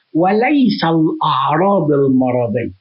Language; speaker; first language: Arabic; native; Arabic